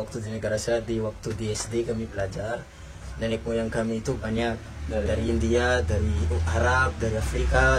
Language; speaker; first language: Indonesian; non-native, fluent; Malagasy